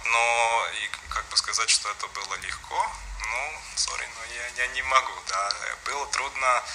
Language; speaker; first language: Russian; non-native, local second language; Latvian